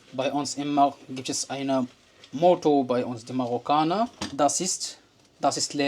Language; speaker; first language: German; non-native, learner; Arabic